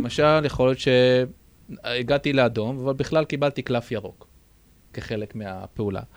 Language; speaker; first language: Hebrew; native; Hebrew